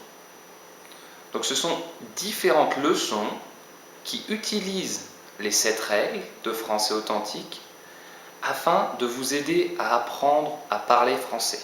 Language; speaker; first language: French; native; French